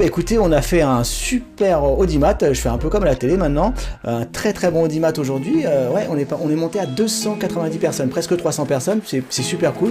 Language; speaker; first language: French; native; French